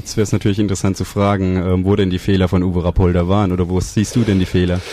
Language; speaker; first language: German; native; German